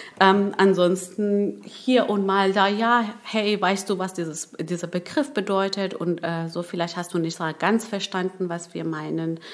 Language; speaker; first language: German; early bilingual, other home language; Persian